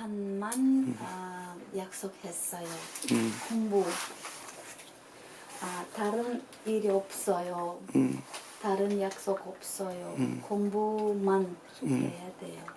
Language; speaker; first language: Korean; non-native, learner; Russian